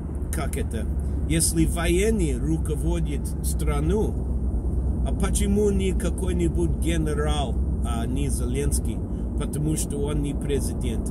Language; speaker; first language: Russian; non-native, fluent; English